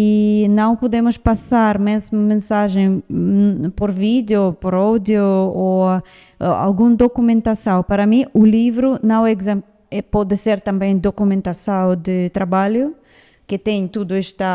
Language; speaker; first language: Portuguese; non-native, fluent; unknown